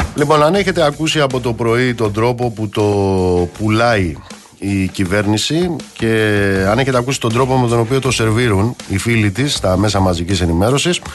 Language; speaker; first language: Greek; native; Greek